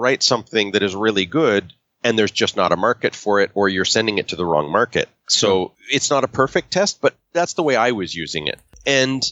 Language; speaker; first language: English; native; English